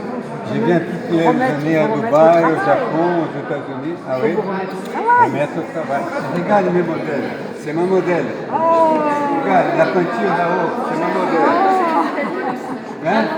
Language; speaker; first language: French; non-native, fluent; Portuguese